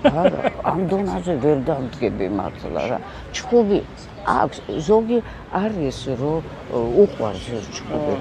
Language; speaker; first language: Georgian; non-native, local second language; Russian